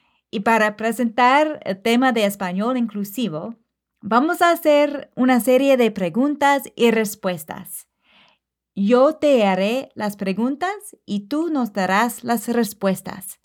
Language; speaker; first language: Spanish; non-native, fluent; English